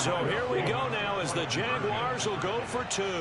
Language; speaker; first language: English; native; English